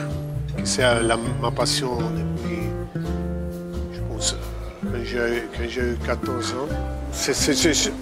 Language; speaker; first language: French; non-native, fluent; Italian